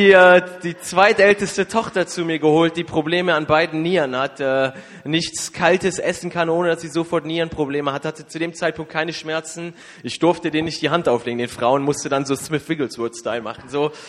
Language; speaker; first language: German; native; German